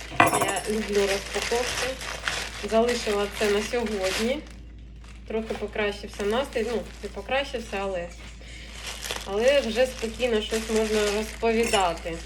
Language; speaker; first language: Ukrainian; non-native, local second language; Russian